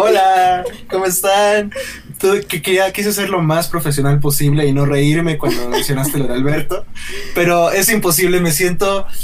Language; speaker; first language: Spanish; native; Spanish